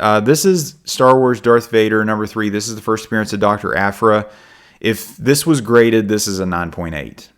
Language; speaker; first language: English; native; English